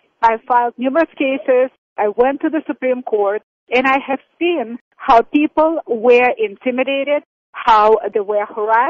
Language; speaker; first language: English; non-native, fluent; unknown